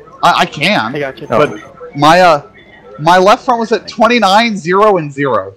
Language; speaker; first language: English; native; English